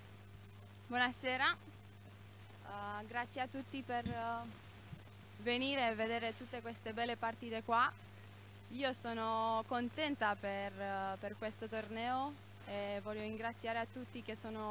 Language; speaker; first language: Italian; non-native, learner; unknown